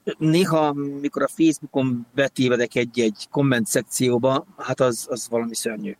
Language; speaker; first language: Hungarian; native; Hungarian